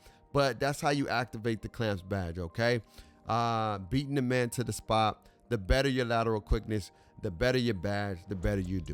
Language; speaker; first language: English; native; English